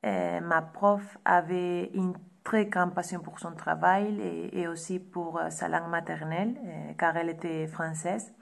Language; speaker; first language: French; non-native, fluent; Spanish